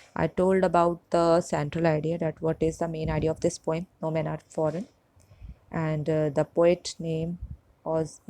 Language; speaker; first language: English; non-native, local second language; Punjabi